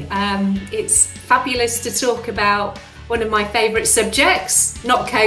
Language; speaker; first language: English; native; English